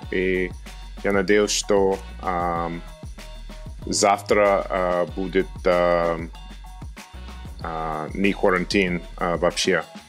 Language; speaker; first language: Russian; non-native, learner; English